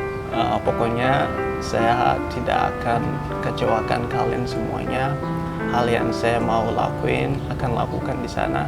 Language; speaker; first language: Indonesian; non-native, fluent; Hausa